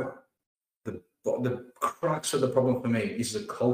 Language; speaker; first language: English; early bilingual, other home language; Punjabi